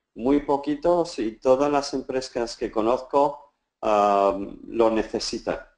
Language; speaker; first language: Spanish; native; Spanish